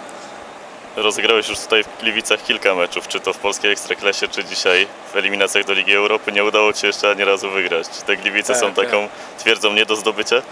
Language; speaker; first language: Polish; native; Polish